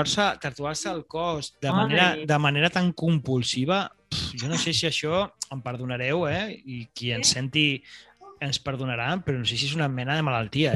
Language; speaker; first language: Catalan; native; Catalan